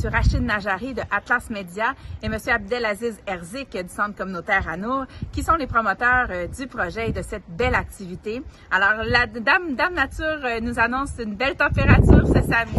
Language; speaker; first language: French; native; French